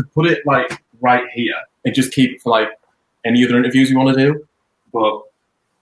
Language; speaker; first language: English; native; English